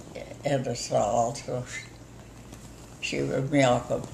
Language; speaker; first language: English; native; English